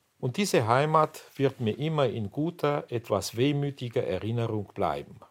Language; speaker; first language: German; native; German